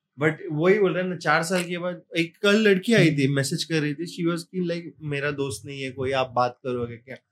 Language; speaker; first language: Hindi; non-native, local second language; Marathi